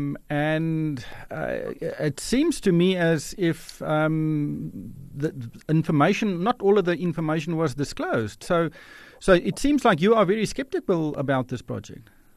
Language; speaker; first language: English; non-native, local second language; Afrikaans